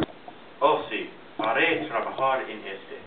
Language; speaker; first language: Spanish; non-native, learner; English